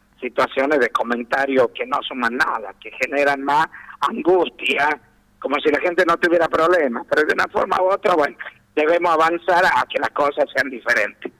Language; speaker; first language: Spanish; native; Spanish